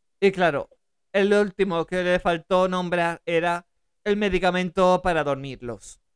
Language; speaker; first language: Spanish; early bilingual, other home language; German